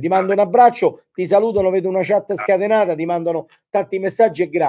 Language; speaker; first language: Italian; native; Italian